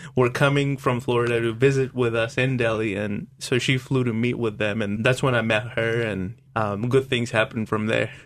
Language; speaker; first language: English; non-native, local second language; Hindi